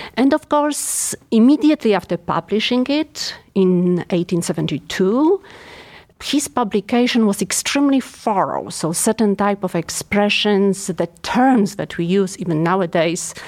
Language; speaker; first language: English; non-native, fluent; Polish